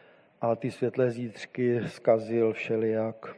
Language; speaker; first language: Czech; native; Czech